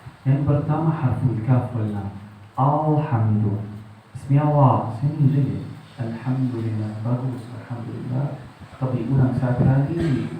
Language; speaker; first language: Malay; non-native, learner; Arabic